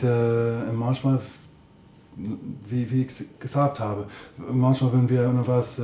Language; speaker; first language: German; non-native, learner; English